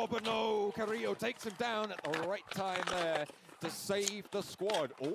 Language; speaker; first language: English; native; English